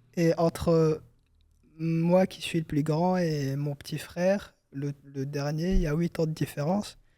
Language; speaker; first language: French; early bilingual, other home language; Arabic